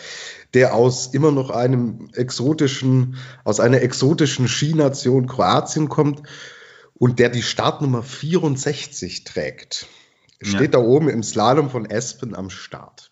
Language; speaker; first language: German; native; German